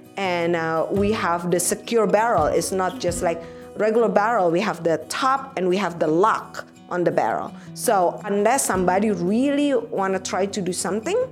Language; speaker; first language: English; non-native, fluent; Indonesian